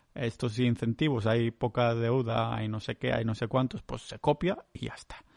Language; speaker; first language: Spanish; native; Spanish